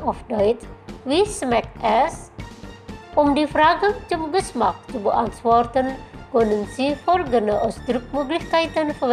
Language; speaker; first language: German; non-native, fluent; Indonesian